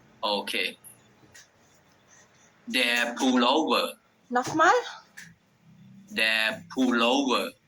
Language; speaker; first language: German; non-native, learner; Thai